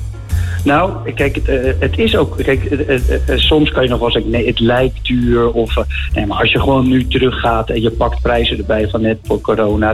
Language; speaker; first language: Dutch; native; Dutch